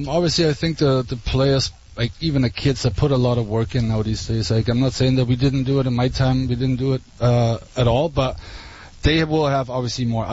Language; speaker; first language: English; non-native, fluent; German